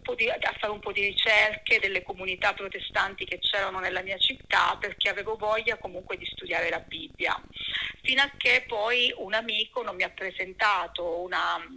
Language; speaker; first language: Italian; native; Italian